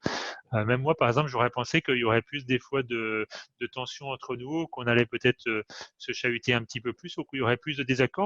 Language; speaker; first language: French; native; French